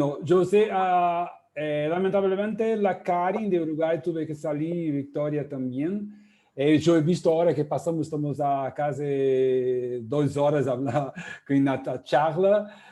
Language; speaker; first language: Spanish; non-native, fluent; Portuguese